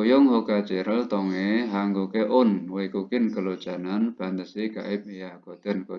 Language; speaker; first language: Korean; non-native, fluent; Indonesian